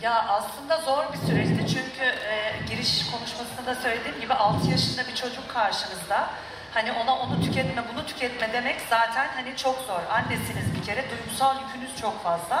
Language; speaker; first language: Turkish; native; Turkish